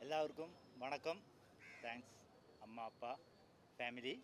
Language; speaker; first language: Tamil; non-native, learner; Malayalam